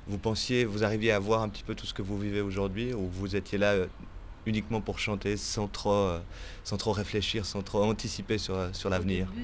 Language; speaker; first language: French; native; French